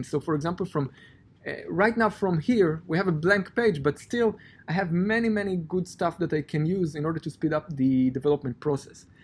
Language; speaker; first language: English; non-native, fluent; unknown